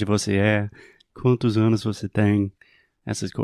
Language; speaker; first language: Portuguese; non-native, fluent; English